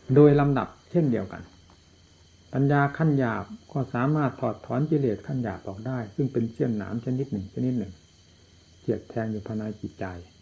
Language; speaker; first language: Thai; non-native, local second language; Northeastern Thai